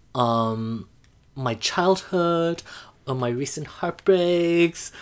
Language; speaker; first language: English; non-native, fluent; Burmese